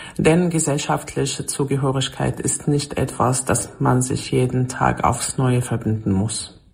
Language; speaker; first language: German; non-native, fluent; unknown